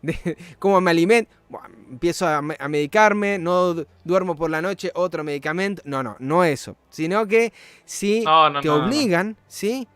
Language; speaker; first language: Spanish; native; Spanish